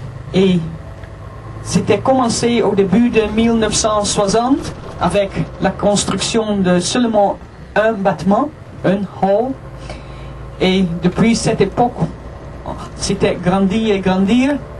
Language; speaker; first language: French; non-native, fluent; Dutch